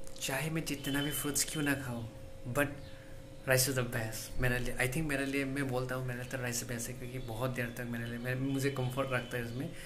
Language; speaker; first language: Hindi; non-native, local second language; Assamese